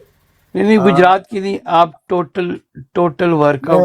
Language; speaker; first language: Urdu; native; Urdu